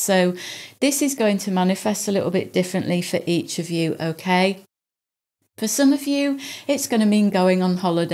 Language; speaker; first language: English; native; English